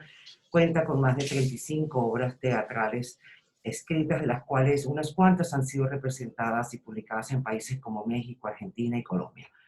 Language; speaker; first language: Spanish; native; Spanish